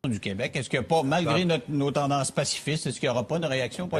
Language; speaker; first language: French; native; French